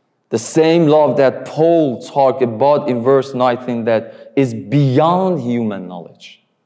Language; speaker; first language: English; non-native, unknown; Persian